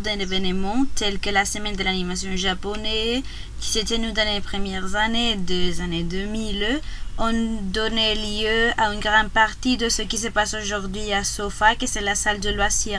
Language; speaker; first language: French; non-native, learner; Spanish